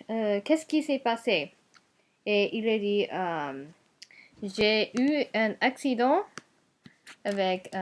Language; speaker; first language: French; non-native, learner; Japanese